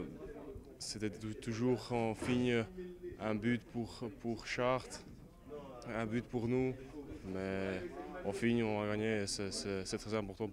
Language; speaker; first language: French; non-native, learner; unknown